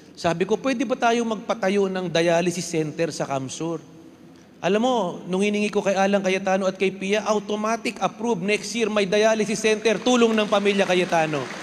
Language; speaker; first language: Filipino; non-native, local second language; Bikol